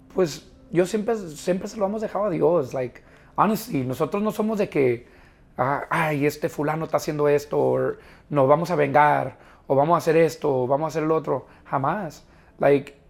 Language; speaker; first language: Spanish; early bilingual, heritage; Spanish